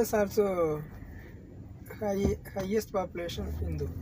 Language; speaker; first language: English; non-native, local second language; Tamil